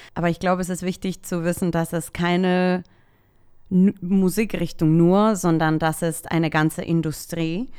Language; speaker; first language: German; non-native, fluent; Spanish